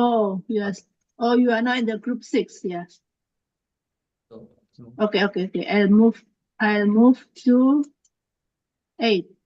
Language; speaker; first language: English; non-native, learner; Indonesian